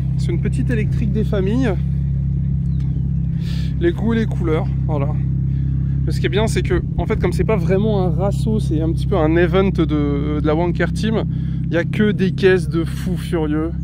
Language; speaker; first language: French; native; French